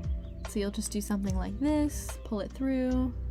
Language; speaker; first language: English; native; English